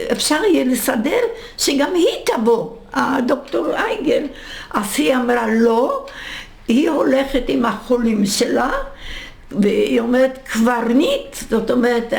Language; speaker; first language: Hebrew; non-native, fluent; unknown